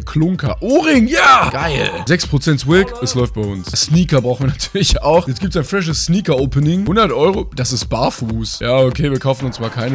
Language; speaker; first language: German; native; German